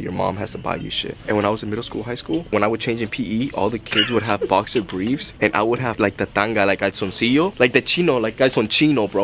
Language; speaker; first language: English; early bilingual, other home language; Spanish